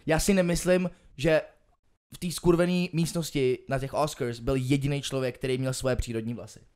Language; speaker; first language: Czech; early bilingual, other home language; Ukrainian